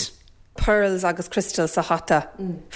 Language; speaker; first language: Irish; non-native, learner; English